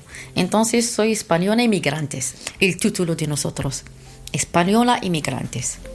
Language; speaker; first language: Spanish; non-native, learner; Arabic